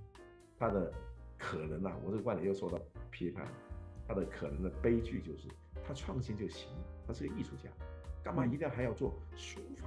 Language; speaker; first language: Chinese; non-native, local second language; Cantonese